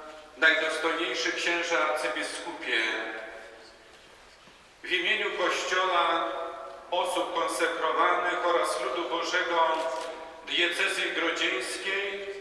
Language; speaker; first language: Polish; non-native, local second language; Belarusian